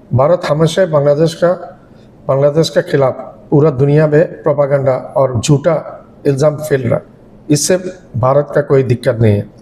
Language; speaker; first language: Hindi; non-native, learner; Bangla